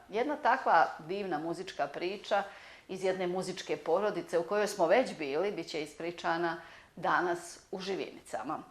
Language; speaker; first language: Bosnian; native; Bosnian